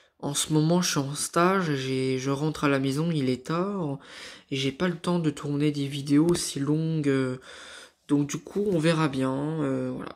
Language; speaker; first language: French; native; French